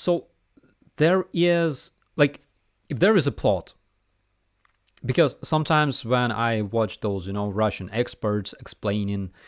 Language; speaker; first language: English; non-native, fluent; Ukrainian